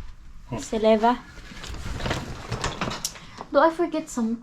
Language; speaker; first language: English; non-native, local second language; Filipino